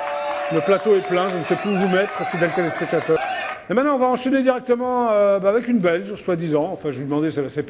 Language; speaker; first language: French; native; French